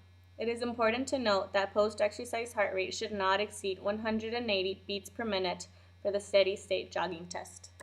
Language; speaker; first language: English; native; English